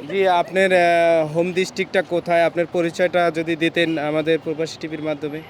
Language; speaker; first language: Bangla; native; Bangla